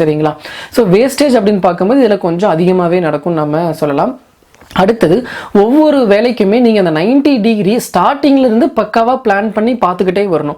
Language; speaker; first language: Tamil; native; Tamil